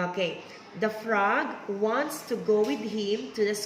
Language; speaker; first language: English; non-native, fluent; Vietnamese